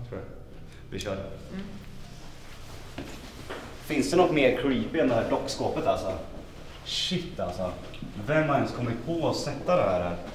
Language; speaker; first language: Swedish; native; Swedish